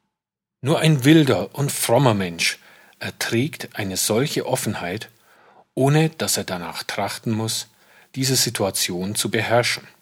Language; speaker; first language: German; native; German